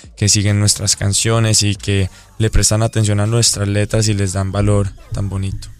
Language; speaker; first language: Spanish; native; Spanish